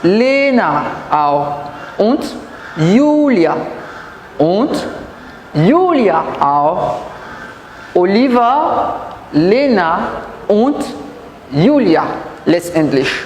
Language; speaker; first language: German; non-native, learner; French